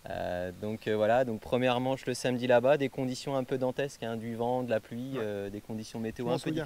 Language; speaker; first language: French; native; French